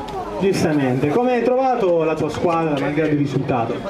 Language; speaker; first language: Italian; native; Italian